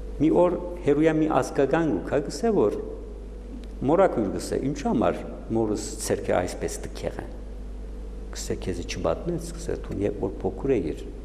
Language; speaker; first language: Armenian; early bilingual, heritage; Armenian